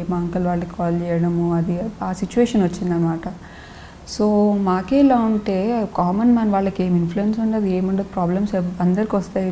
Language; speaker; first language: Telugu; non-native, local second language; Lambadi